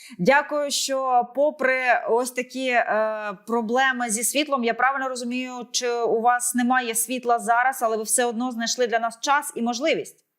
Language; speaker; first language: Ukrainian; native; Ukrainian